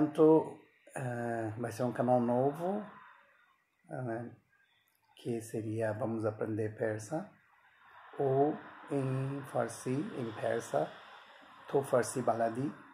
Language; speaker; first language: Portuguese; non-native, fluent; Persian